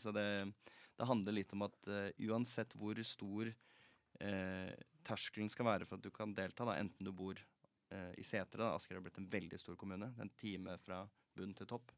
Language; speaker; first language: Norwegian; native; Norwegian